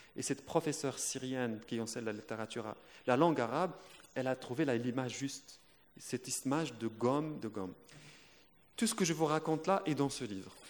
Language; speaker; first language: French; non-native, local second language; Arabic